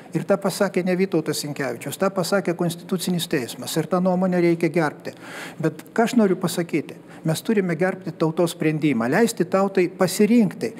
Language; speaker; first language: Lithuanian; native; Lithuanian